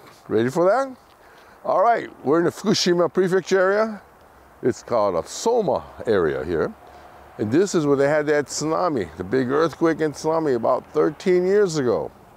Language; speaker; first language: English; native; English